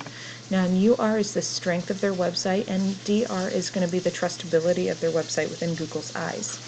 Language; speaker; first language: English; native; English